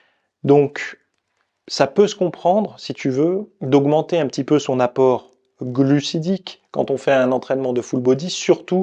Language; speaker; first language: French; native; French